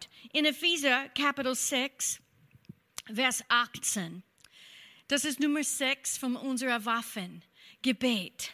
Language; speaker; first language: German; non-native, fluent; English